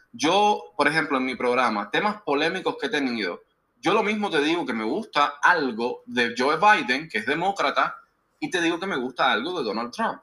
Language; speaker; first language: Spanish; native; Spanish